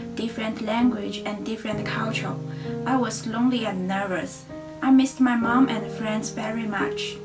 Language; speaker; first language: English; non-native, learner; Chinese